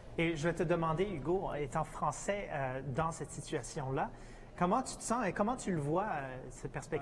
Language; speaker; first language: French; native; French